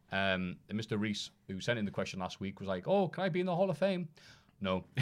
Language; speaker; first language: English; native; English